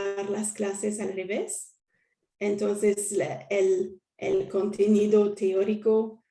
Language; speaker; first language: Spanish; non-native, learner; French